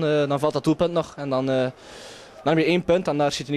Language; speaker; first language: Dutch; native; Dutch